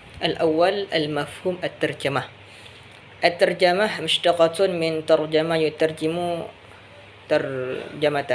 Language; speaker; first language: Arabic; non-native, learner; Indonesian